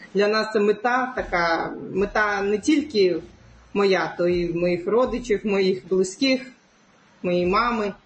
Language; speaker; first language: Ukrainian; non-native, local second language; Crimean Tatar